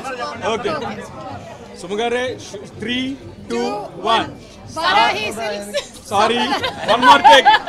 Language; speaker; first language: Telugu; native; Telugu